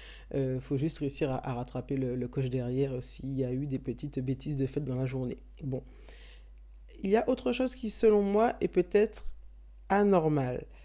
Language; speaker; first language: French; native; French